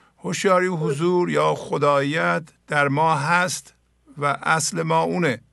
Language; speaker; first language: Persian; native; Persian